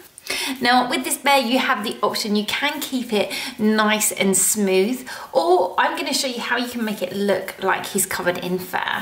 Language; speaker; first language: English; native; English